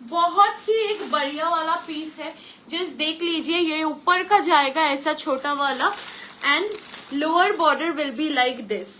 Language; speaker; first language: Hindi; non-native, local second language; Bangla